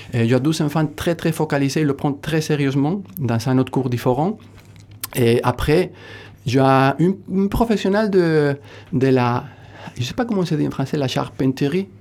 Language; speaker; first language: French; non-native, fluent; Spanish